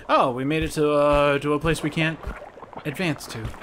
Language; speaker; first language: English; native; English